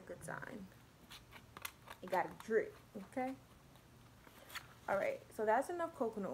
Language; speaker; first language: English; native; English